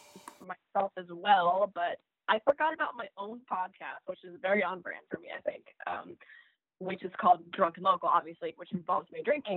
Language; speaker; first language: English; native; English